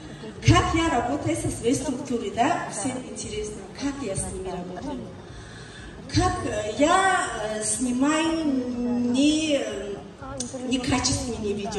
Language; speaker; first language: Russian; non-native, learner; Tajik